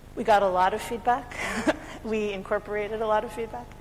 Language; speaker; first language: English; native; English